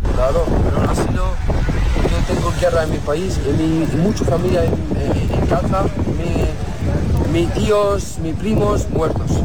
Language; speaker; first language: Spanish; non-native, learner; Arabic